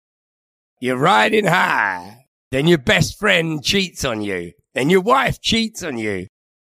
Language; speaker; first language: English; native; English